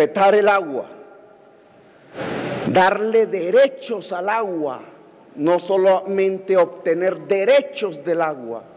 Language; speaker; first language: Spanish; native; Spanish